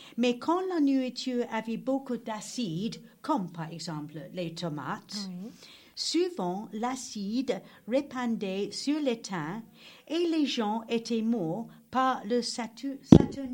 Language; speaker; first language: French; non-native, learner; English